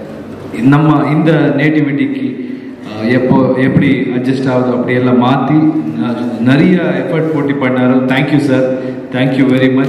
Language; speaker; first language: Tamil; non-native, learner; Kannada